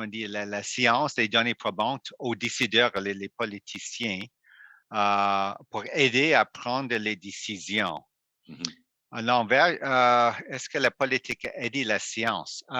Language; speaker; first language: French; non-native, local second language; English